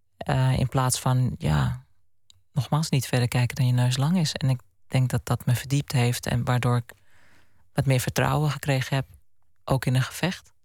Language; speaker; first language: Dutch; native; Dutch